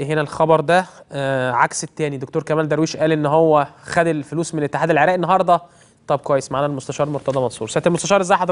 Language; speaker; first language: Arabic; native; Arabic